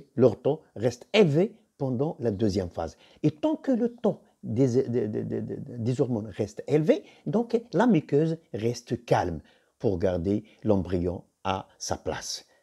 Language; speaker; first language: French; non-native, local second language; Arabic